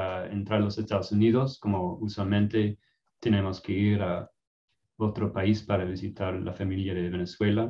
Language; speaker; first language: Spanish; non-native, fluent; English